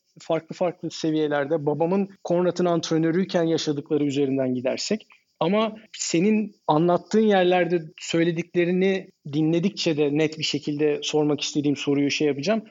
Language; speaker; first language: Turkish; native; Turkish